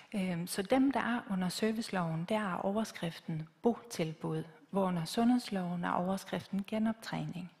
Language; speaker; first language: Danish; native; Danish